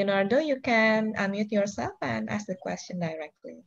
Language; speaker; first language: English; non-native, local second language; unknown